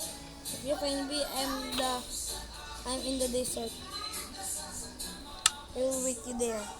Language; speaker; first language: English; non-native, local second language; Filipino